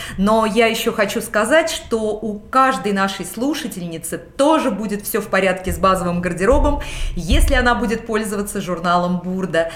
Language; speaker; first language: Russian; native; Russian